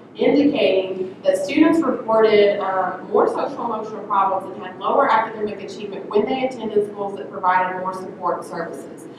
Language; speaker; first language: English; native; English